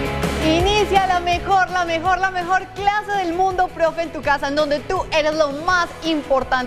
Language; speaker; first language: Spanish; native; Spanish